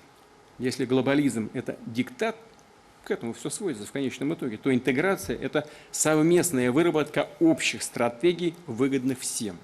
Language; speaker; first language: Russian; native; Russian